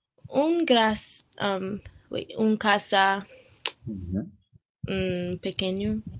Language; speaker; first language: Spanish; non-native, learner; English